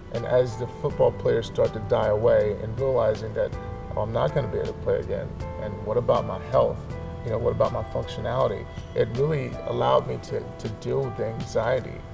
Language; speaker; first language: English; native; English